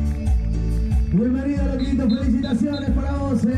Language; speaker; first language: Spanish; native; Spanish